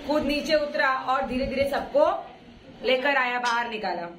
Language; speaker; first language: Hindi; non-native, local second language; Marathi